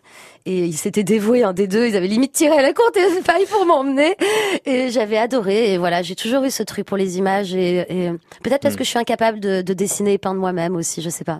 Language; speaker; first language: French; native; French